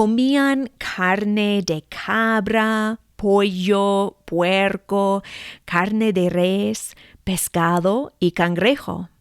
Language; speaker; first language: Spanish; non-native, fluent; English